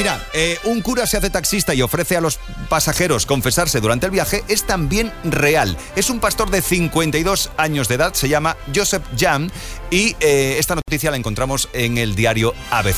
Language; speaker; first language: Spanish; native; Spanish